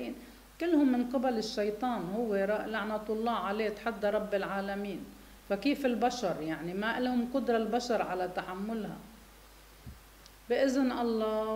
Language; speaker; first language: Arabic; native; Arabic